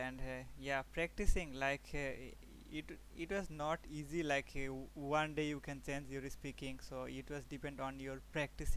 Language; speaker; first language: English; non-native, learner; Bangla